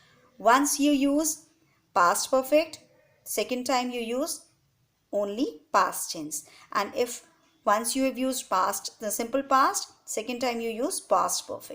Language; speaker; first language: English; non-native, local second language; Hindi